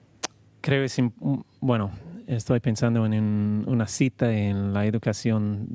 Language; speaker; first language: Spanish; non-native, learner; English